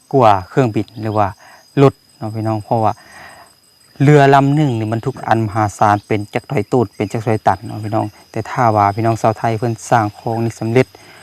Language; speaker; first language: Thai; native; Thai